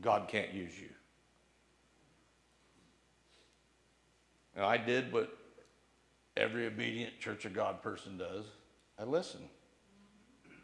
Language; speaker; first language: English; native; English